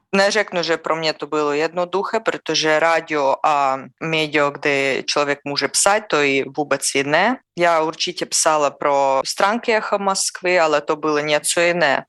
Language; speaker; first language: Czech; non-native, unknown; Russian